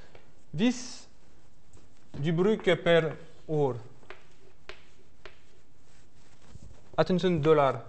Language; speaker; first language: Norwegian; non-native, fluent; French